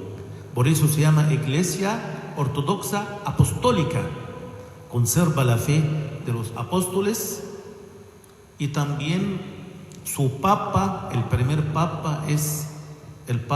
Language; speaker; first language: Spanish; non-native, fluent; Arabic